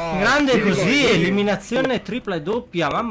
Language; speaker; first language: Italian; native; Italian